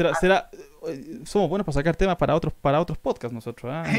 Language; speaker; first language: Spanish; native; Spanish